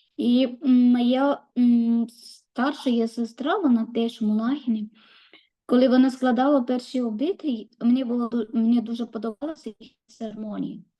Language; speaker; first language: Ukrainian; non-native, learner; Malayalam